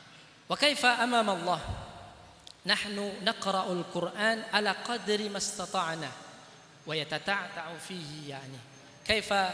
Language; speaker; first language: Arabic; non-native, fluent; Indonesian